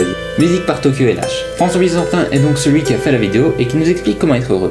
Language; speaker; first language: French; native; French